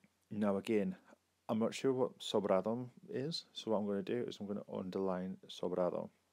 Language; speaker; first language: English; native; English